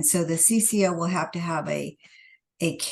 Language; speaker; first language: English; native; English